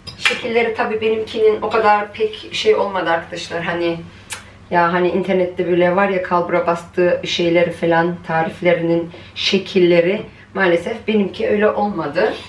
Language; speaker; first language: Turkish; early bilingual, heritage; Turkish